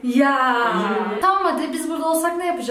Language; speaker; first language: Turkish; native; Turkish